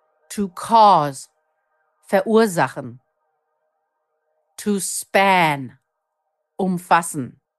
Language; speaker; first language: German; native; German